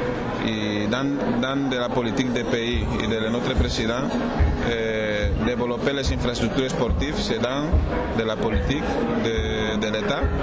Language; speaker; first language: French; non-native, learner; Spanish